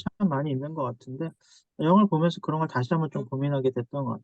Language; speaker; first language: Korean; native; Korean